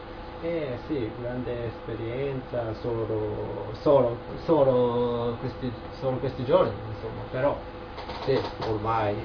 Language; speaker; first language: Italian; non-native, learner; Japanese